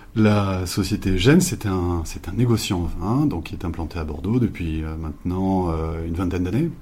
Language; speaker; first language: French; native; French